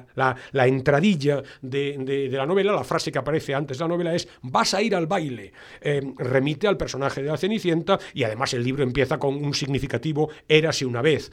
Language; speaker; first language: Spanish; native; Spanish